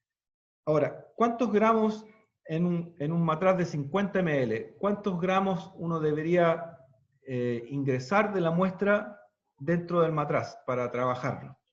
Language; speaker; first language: Spanish; native; Spanish